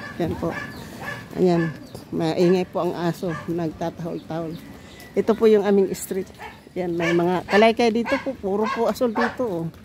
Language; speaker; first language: Filipino; non-native, local second language; Cebuano